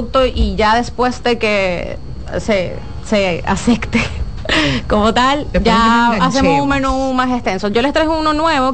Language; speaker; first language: Spanish; native; Spanish